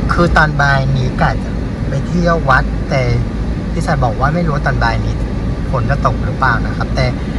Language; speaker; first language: Thai; non-native, fluent; Vietnamese